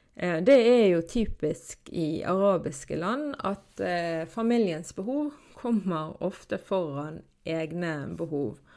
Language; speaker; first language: Norwegian; early bilingual, other home language; Arabic